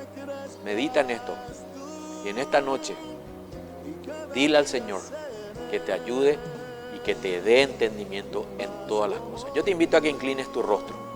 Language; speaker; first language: Spanish; native; Spanish